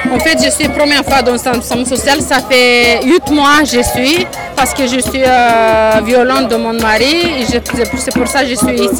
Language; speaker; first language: French; non-native, learner; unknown